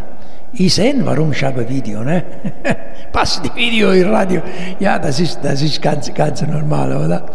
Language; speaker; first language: German; non-native, learner; Italian